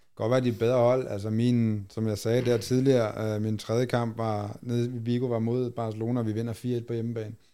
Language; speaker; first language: Danish; native; Danish